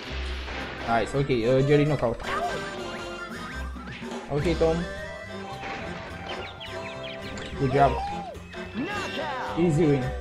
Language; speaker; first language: English; non-native, learner; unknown